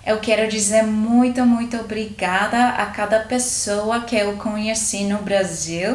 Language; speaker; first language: Portuguese; non-native, learner; English